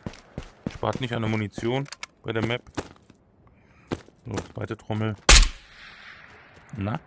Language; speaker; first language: German; native; German